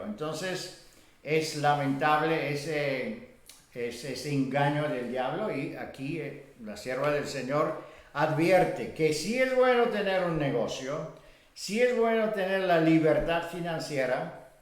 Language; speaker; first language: Spanish; non-native, fluent; Bulgarian